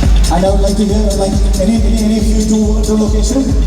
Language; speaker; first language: English; non-native, local second language; Malayalam